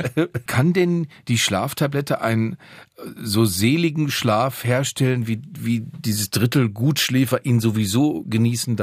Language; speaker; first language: German; native; German